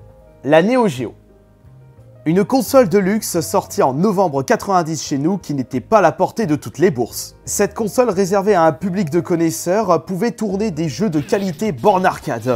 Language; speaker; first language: French; native; French